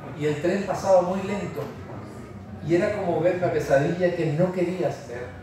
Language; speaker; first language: Spanish; native; Spanish